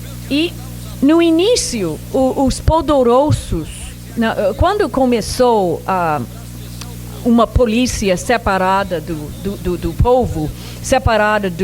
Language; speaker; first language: Portuguese; non-native, fluent; English